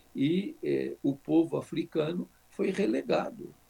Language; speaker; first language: Portuguese; native; Portuguese